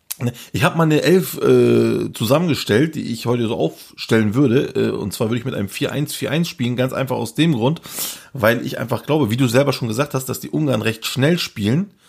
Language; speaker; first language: German; early bilingual, other home language; Turkish